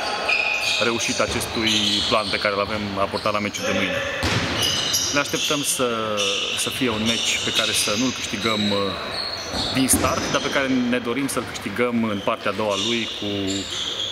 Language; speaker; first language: Romanian; native; Romanian